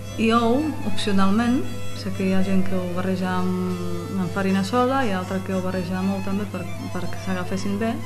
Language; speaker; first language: Catalan; non-native, fluent; Slovak